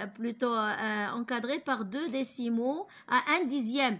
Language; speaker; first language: French; non-native, local second language; Arabic